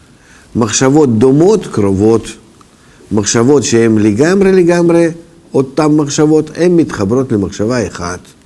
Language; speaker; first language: Hebrew; non-native, fluent; Russian